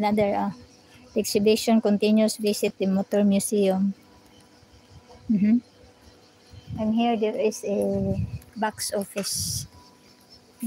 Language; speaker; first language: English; non-native, learner; Filipino